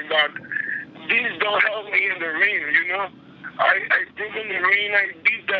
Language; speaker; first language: English; non-native, learner; Spanish